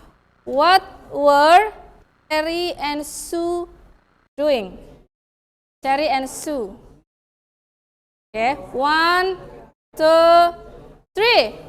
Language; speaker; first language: English; non-native, fluent; Indonesian